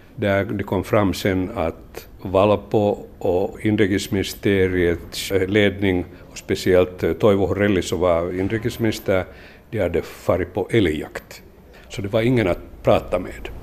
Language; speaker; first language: Swedish; native; Swedish